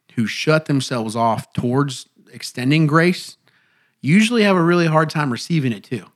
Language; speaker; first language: English; native; English